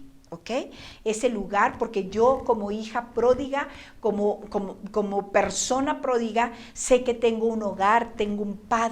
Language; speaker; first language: Spanish; native; Spanish